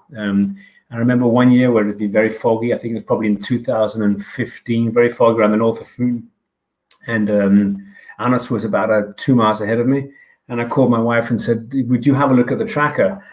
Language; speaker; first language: English; non-native, fluent; Danish